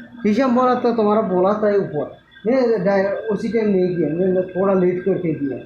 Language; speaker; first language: Hindi; non-native, learner; Bangla